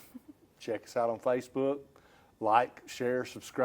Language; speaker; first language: English; native; English